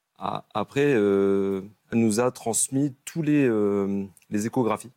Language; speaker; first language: French; native; French